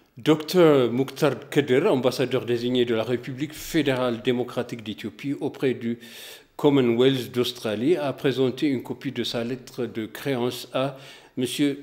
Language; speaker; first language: French; non-native, fluent; Amharic